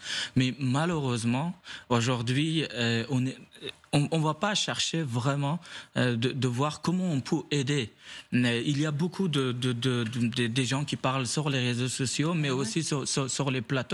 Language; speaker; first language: French; non-native, fluent; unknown